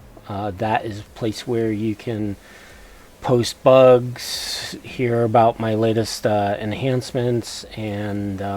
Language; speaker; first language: English; native; English